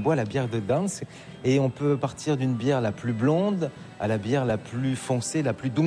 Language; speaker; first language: French; native; French